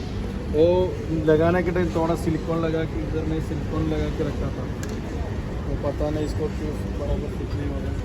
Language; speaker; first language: Hindi; non-native, local second language; Malayalam